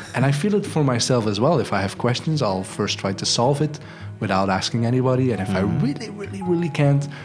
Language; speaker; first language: English; non-native, fluent; Dutch